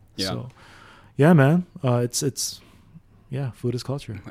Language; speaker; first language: English; early bilingual, other home language; Arabic